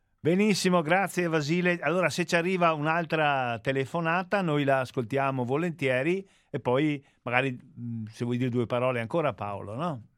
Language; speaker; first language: Italian; native; Italian